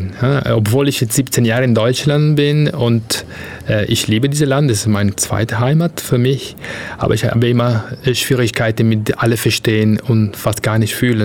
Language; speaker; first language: German; non-native, fluent; Italian